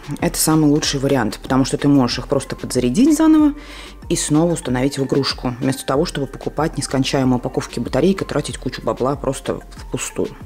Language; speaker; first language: Russian; non-native, local second language; Latvian